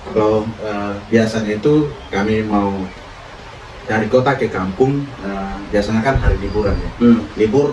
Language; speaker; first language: Indonesian; non-native, local second language; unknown